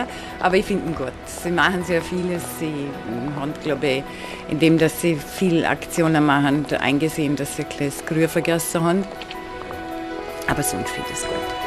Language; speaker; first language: German; native; German